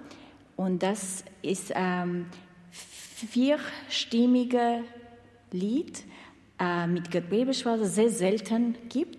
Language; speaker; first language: German; non-native, learner; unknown